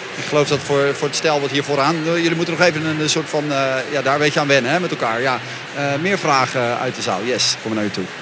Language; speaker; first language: Dutch; native; Dutch